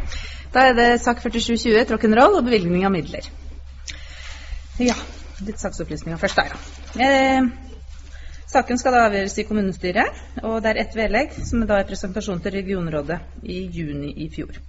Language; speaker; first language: Norwegian; native; Norwegian